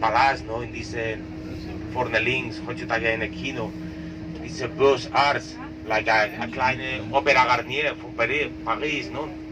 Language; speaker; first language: German; non-native, learner; Catalan